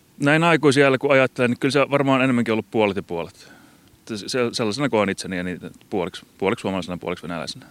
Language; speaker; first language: Finnish; native; Finnish